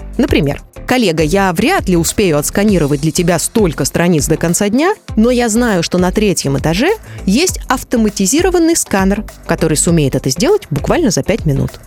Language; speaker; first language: Russian; native; Russian